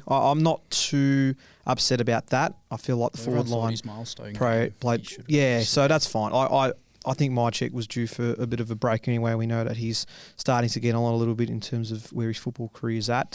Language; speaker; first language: English; native; English